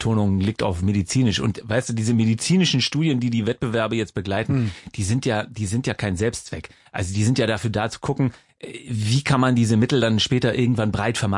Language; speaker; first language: German; native; German